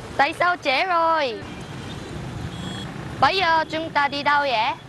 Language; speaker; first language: Vietnamese; non-native, learner; Korean